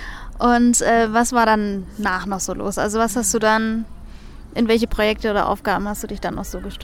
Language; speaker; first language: German; native; German